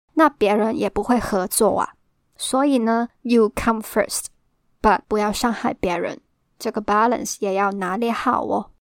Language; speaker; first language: Chinese; non-native, local second language; Cantonese